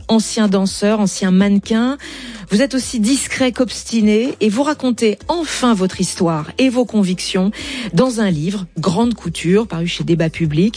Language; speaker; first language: French; native; French